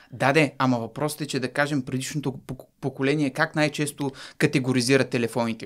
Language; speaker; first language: Bulgarian; native; Bulgarian